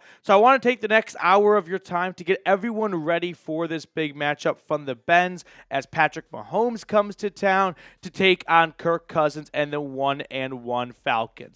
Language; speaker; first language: English; native; English